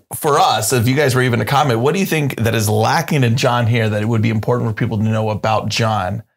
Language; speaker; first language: English; native; English